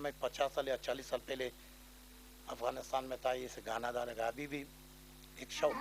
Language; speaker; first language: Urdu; non-native, learner; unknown